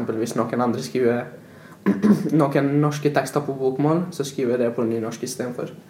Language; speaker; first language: Norwegian; early bilingual, other home language; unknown